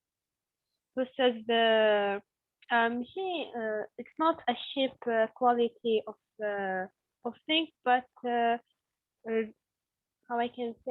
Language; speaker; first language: English; non-native, learner; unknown